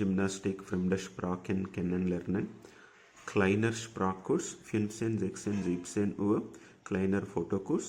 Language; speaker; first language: German; non-native, fluent; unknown